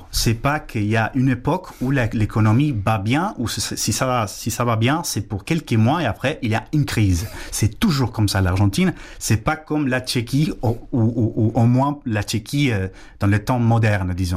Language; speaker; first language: French; non-native, fluent; Spanish